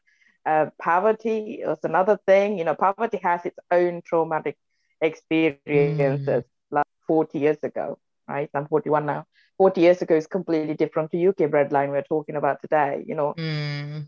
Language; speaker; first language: English; non-native, local second language; Sinhala